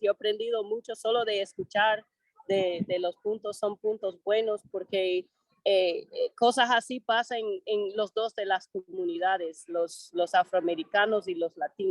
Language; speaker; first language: Spanish; non-native, fluent; English